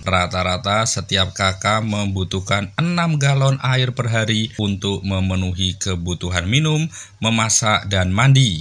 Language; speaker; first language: Indonesian; native; Indonesian